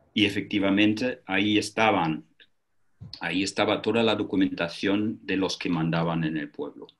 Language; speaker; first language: Spanish; non-native, fluent; German